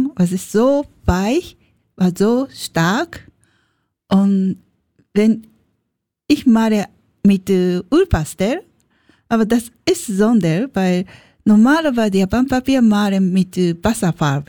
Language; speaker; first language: German; non-native, learner; Japanese